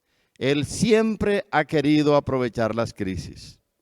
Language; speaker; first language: Spanish; native; Spanish